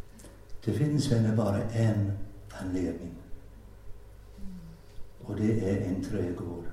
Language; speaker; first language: Swedish; non-native, fluent; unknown